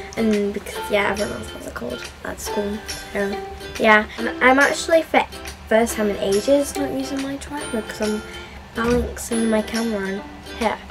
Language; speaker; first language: English; native; English